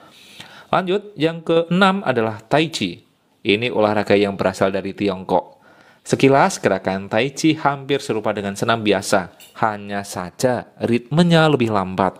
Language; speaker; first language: Indonesian; native; Indonesian